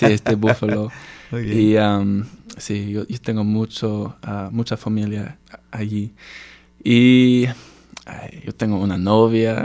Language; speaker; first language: Spanish; non-native, learner; English